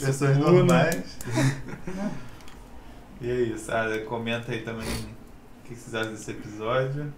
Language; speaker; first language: Portuguese; native; Portuguese